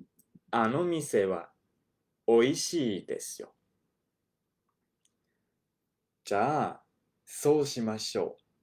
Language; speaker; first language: Japanese; non-native, fluent; English